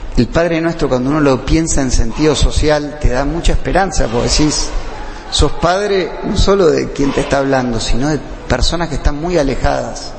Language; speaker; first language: Spanish; native; Spanish